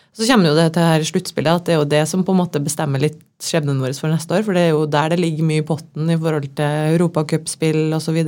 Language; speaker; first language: Norwegian; native; Norwegian